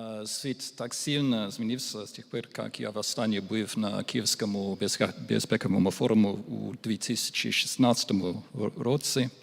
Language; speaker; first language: Ukrainian; non-native, learner; English